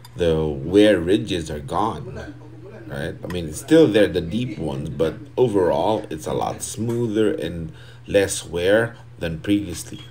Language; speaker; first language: English; non-native, fluent; Portuguese